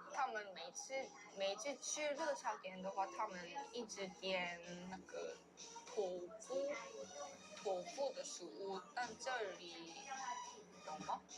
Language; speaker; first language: Chinese; non-native, learner; Korean